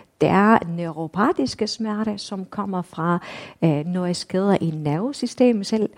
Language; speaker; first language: Danish; non-native, fluent; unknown